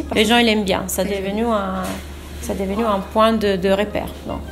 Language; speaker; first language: French; non-native, fluent; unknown